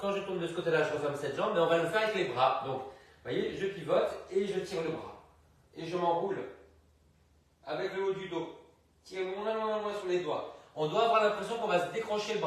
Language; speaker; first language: French; native; French